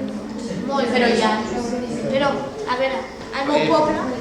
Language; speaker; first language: Catalan; non-native, local second language; Spanish